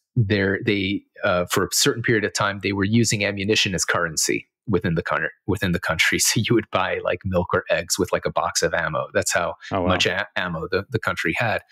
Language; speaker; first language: English; native; English